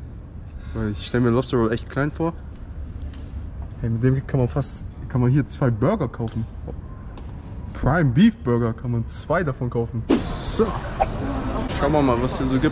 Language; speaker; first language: German; native; German